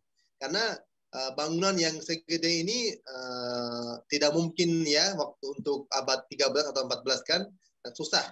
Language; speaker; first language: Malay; non-native, fluent; Uzbek